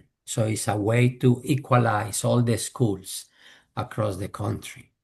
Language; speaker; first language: English; non-native, fluent; Spanish